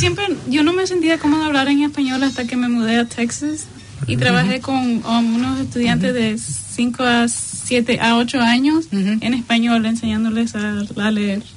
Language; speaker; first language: Spanish; early bilingual, heritage; Spanish